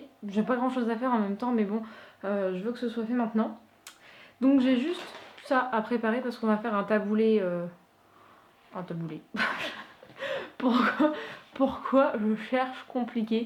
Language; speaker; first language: French; native; French